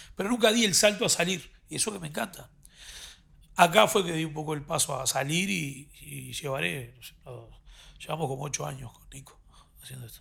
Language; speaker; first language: Spanish; native; Spanish